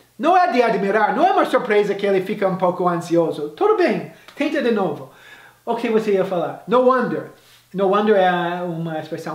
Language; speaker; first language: Portuguese; non-native, fluent; English